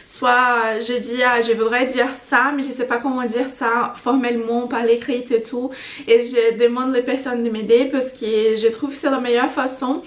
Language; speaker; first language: French; non-native, fluent; Portuguese